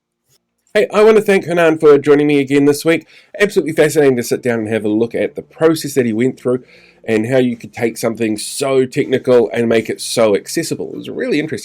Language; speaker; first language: English; native; English